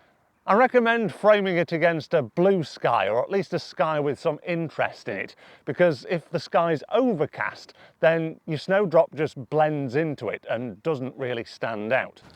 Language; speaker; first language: English; native; English